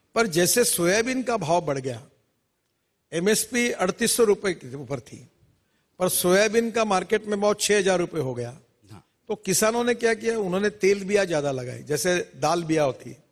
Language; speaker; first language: Hindi; non-native, local second language; Marathi